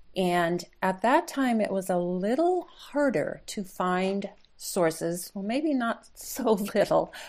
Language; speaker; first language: English; native; English